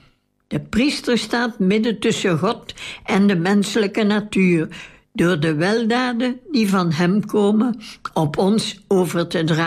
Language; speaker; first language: Dutch; native; Dutch